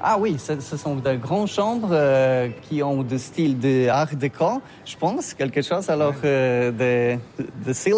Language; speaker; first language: French; non-native, learner; Polish